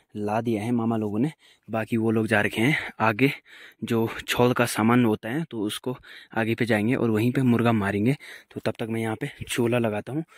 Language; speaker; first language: Hindi; non-native, local second language; Garhwali